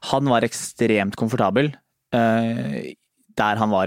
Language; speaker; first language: Norwegian; native; Norwegian